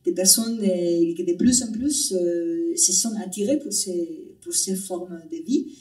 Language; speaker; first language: French; non-native, fluent; Spanish